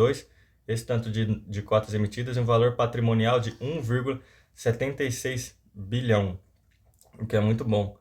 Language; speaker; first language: Portuguese; native; Portuguese